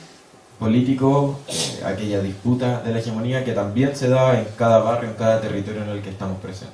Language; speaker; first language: Spanish; native; Spanish